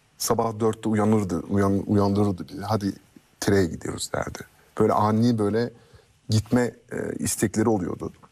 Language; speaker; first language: Turkish; early bilingual, heritage; French